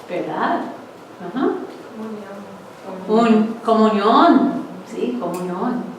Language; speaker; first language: Spanish; non-native, fluent; English